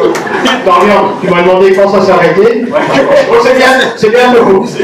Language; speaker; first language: French; native; French